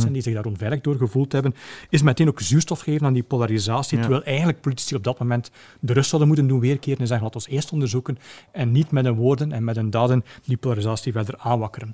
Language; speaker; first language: Dutch; native; Dutch